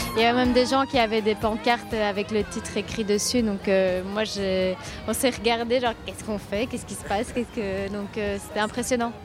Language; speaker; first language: French; native; French